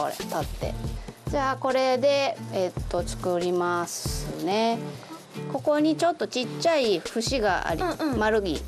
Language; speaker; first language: Japanese; native; Japanese